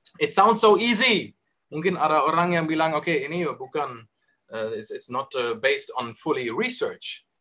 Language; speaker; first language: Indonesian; non-native, learner; German